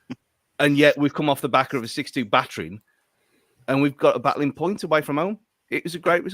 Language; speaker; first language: English; native; English